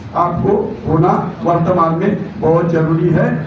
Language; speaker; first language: Hindi; non-native, local second language; Marathi